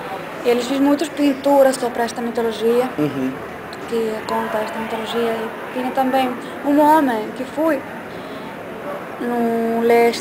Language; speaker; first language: Portuguese; non-native, learner; Finnish